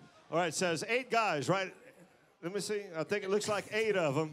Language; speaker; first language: English; early bilingual, other home language; French